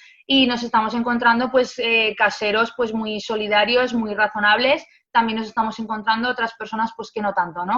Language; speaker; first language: Spanish; native; Spanish